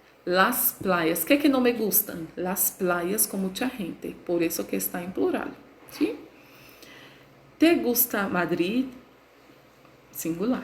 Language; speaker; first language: Spanish; non-native, learner; Portuguese